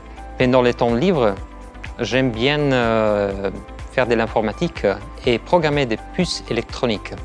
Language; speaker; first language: French; non-native, fluent; Italian